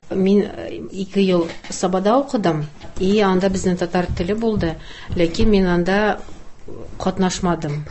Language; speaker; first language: Tatar; non-native, fluent; Russian